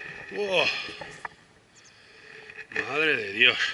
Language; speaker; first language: Spanish; native; Spanish